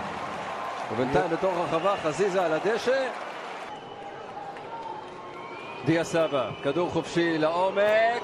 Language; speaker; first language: Hebrew; native; Hebrew